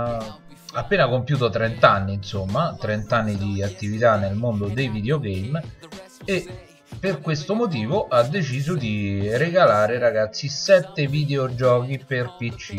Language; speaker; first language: Italian; native; Italian